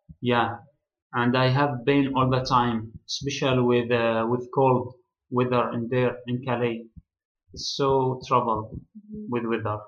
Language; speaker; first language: English; non-native, learner; Arabic